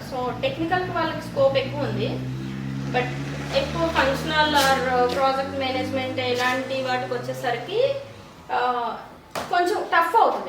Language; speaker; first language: Telugu; native; Telugu